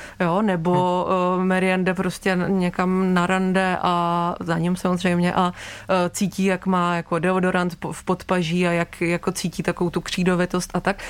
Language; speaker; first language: Czech; native; Czech